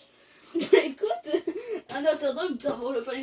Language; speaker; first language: French; native; French